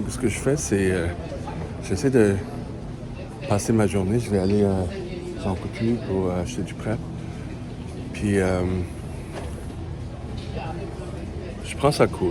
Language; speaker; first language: French; native; French